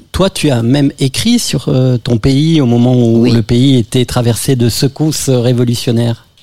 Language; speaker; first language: French; native; French